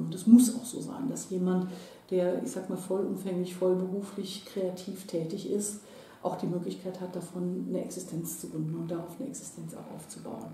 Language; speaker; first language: German; native; German